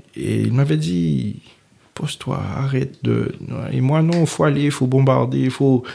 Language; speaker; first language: French; early bilingual, other home language; Haitian Creole